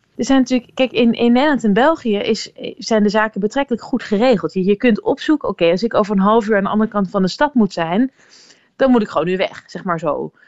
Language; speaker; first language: Dutch; native; Dutch